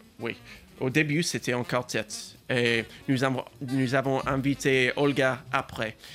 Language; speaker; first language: French; non-native, learner; English